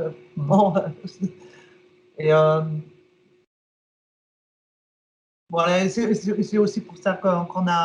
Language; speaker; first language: French; non-native, fluent; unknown